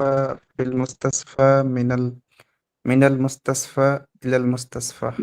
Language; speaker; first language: Arabic; non-native, learner; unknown